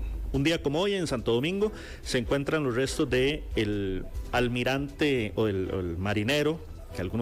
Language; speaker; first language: Spanish; native; Spanish